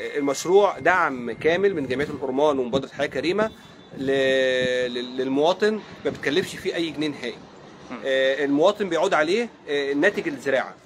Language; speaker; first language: Egyptian Arabic; native; Egyptian Arabic